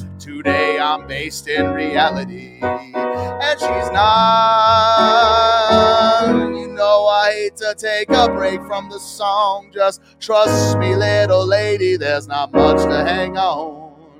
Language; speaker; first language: English; native; English